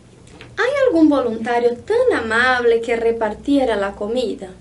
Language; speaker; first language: Spanish; non-native, fluent; Portuguese